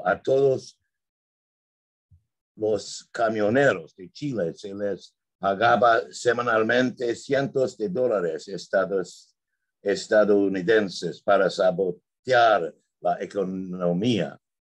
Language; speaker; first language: Spanish; non-native, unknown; English